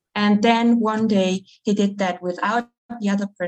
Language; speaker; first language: English; non-native, fluent; German